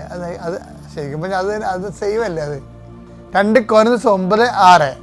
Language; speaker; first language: Malayalam; native; Malayalam